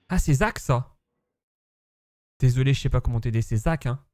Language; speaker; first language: French; native; French